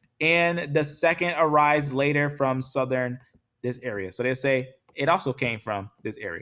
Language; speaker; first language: English; native; English